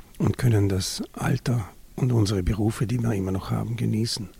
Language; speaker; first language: German; native; German